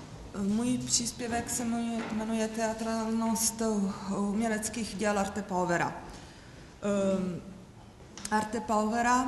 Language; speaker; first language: Czech; non-native, fluent; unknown